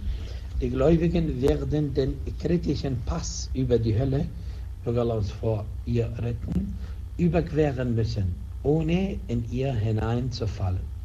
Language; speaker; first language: German; non-native, fluent; Arabic